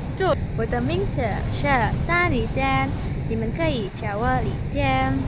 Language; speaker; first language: Chinese; non-native, learner; Indonesian